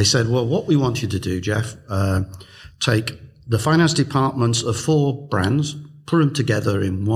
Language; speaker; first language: English; native; English